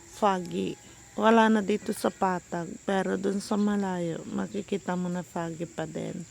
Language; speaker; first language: Filipino; non-native, local second language; Iloko